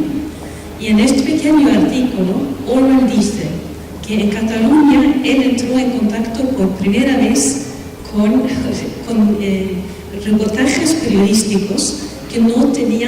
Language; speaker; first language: Spanish; non-native, fluent; Swedish